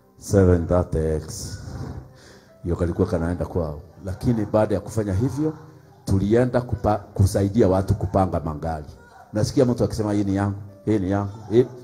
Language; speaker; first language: Swahili; non-native, local second language; Kikuyu